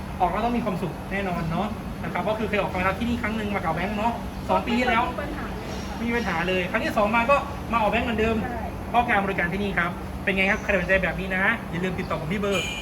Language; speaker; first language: Thai; native; Thai